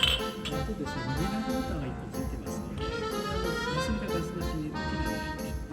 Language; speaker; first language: Japanese; native; Japanese